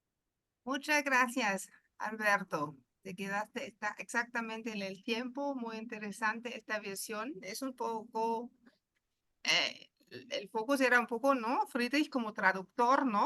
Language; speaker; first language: Spanish; non-native, fluent; German